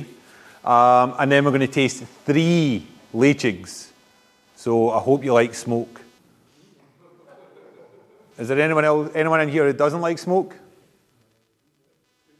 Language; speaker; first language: English; native; English